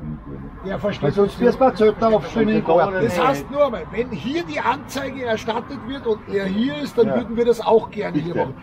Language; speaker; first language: German; native; German